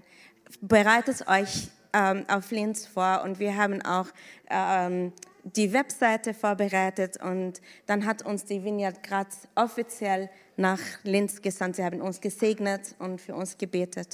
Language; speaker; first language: German; non-native, fluent; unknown